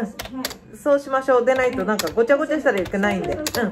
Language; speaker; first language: Japanese; native; Japanese